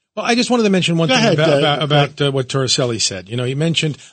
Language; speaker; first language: English; early bilingual, other home language; Italian